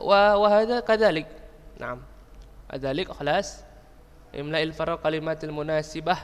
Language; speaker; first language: Arabic; non-native, fluent; Indonesian